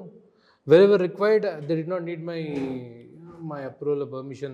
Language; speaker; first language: Telugu; native; Telugu